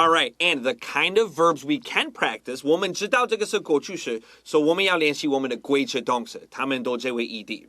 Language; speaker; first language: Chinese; non-native, fluent; English